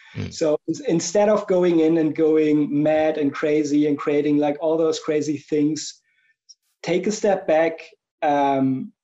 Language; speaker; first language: English; non-native, fluent; German